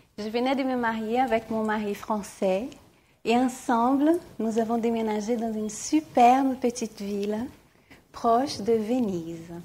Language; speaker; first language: French; non-native, fluent; Portuguese